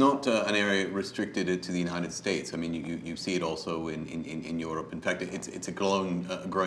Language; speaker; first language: English; native; English